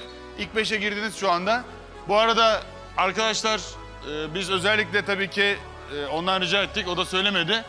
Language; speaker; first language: Turkish; native; Turkish